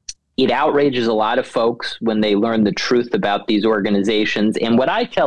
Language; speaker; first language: English; native; English